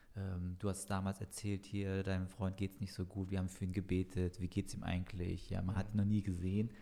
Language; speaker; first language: German; native; German